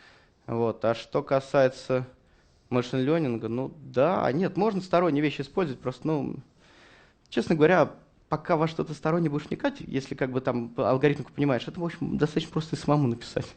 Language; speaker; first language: Russian; native; Russian